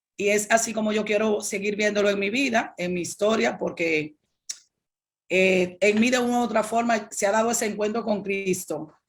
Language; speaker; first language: Spanish; native; Spanish